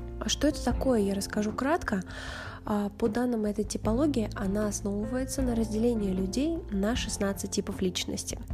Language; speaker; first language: Russian; native; Russian